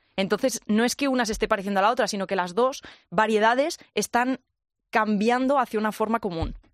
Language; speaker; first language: Spanish; native; Spanish